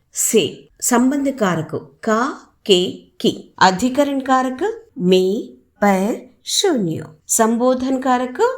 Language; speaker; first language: Hindi; non-native, local second language; Telugu